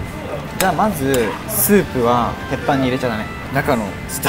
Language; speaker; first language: Japanese; native; Japanese